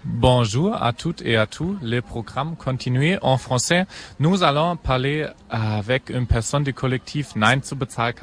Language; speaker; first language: French; non-native, fluent; German